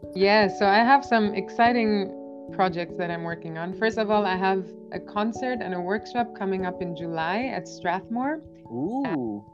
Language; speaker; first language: English; non-native, fluent; Albanian